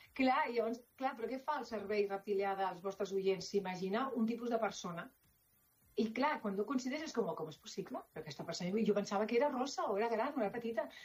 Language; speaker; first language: Catalan; non-native, local second language; Spanish